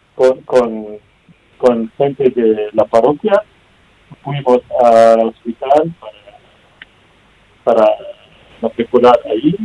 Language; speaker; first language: Spanish; non-native, learner; Arabic